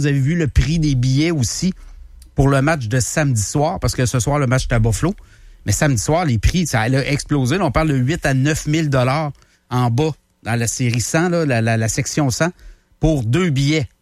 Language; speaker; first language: French; native; French